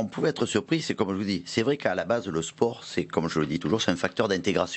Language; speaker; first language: French; native; French